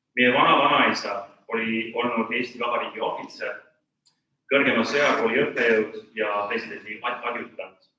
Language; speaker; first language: Estonian; native; Estonian